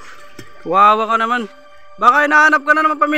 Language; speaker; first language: Filipino; native; Filipino